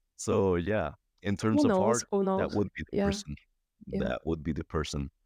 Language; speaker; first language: English; non-native, fluent; Spanish